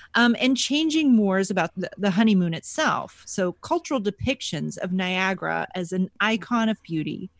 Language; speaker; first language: English; native; English